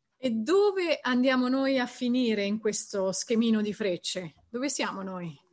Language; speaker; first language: Italian; native; Italian